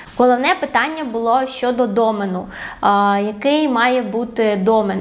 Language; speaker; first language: Ukrainian; non-native, local second language; Russian